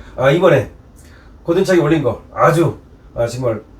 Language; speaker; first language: Korean; native; Korean